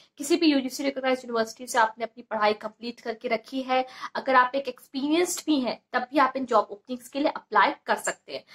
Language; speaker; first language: Hindi; native; Hindi